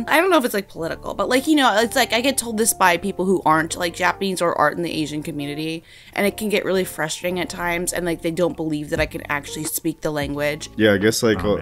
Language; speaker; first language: English; native; English